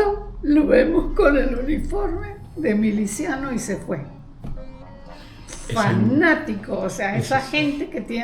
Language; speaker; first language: Spanish; native; Spanish